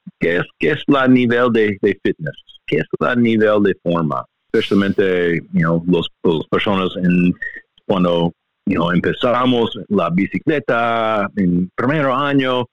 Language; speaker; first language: Spanish; non-native, learner; English